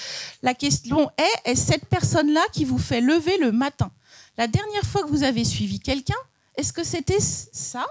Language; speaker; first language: French; native; French